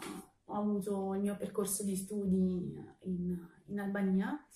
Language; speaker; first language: Italian; early bilingual, other home language; Albanian